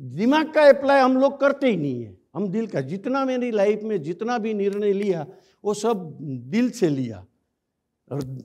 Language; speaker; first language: Hindi; non-native, local second language; Gujarati